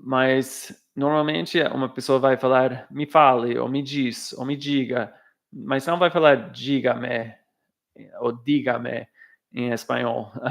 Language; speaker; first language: Portuguese; non-native, fluent; English